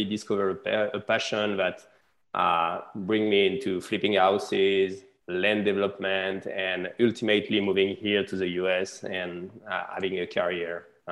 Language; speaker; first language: English; non-native, fluent; French